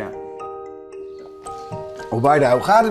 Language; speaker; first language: Dutch; native; Dutch